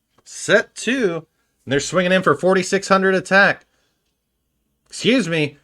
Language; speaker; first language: English; native; English